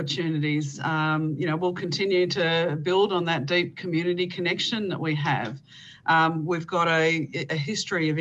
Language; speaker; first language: English; native; English